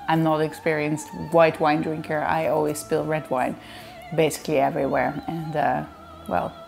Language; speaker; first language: English; non-native, fluent; Dutch